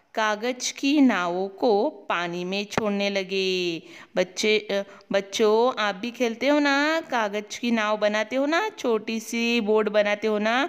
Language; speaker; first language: Hindi; non-native, local second language; Marathi